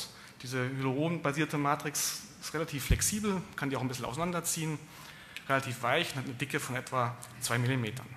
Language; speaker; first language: German; native; German